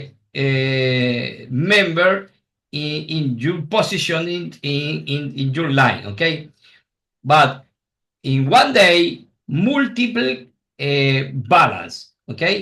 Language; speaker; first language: English; non-native, learner; Spanish